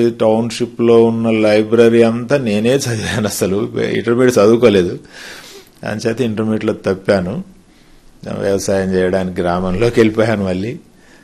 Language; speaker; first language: Telugu; native; Telugu